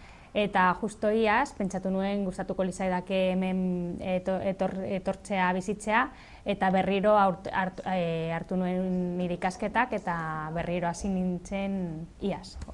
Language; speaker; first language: Basque; non-native, learner; Spanish